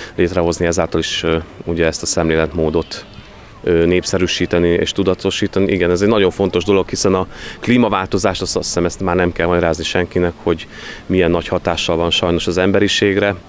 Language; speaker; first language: Hungarian; native; Hungarian